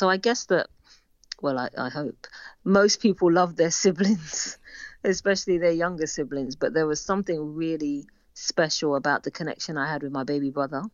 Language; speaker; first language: English; native; English